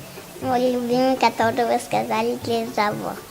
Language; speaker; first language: Russian; non-native, local second language; Tajik